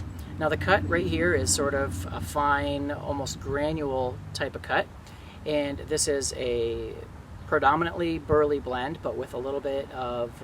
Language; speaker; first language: English; native; English